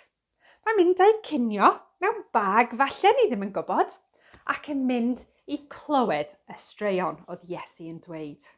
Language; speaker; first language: Welsh; non-native, fluent; English